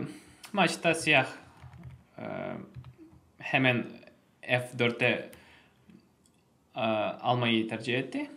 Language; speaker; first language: Turkish; non-native, fluent; Russian